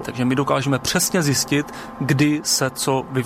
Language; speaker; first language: Czech; native; Czech